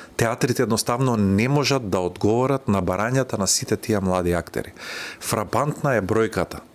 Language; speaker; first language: Macedonian; native; Macedonian